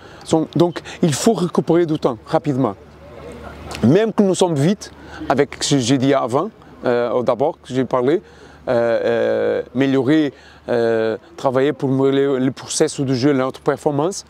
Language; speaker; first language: French; non-native, fluent; Portuguese